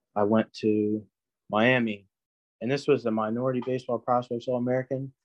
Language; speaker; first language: English; native; English